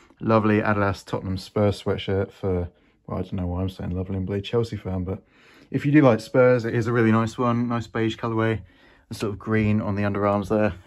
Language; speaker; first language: English; native; English